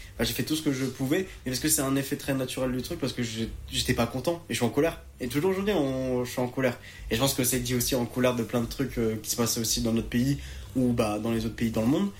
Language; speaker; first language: French; native; French